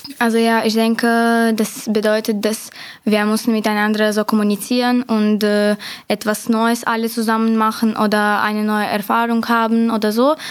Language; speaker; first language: German; non-native, learner; Ukrainian